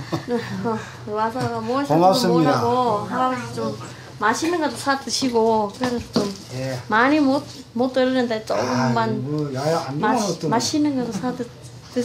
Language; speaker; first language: Korean; non-native, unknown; Vietnamese